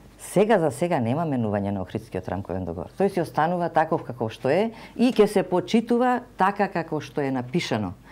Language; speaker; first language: Macedonian; non-native, local second language; Serbian